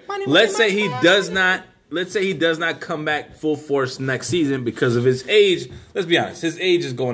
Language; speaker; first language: English; native; English